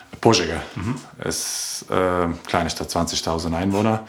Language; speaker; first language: German; non-native, learner; Croatian